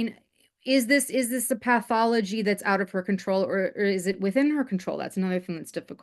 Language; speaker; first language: English; native; English